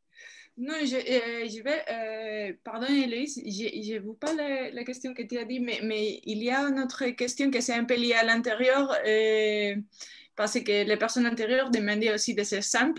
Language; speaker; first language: French; non-native, fluent; Spanish